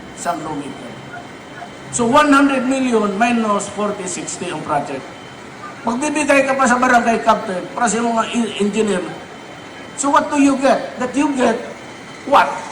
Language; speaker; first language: Filipino; non-native, local second language; Cebuano